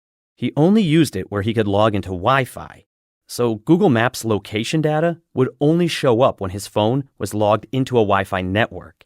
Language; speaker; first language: English; native; English